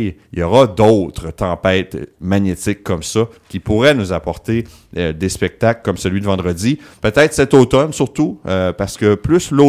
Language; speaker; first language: French; native; French